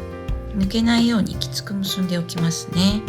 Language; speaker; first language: Japanese; native; Japanese